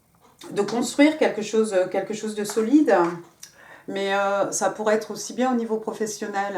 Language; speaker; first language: French; native; French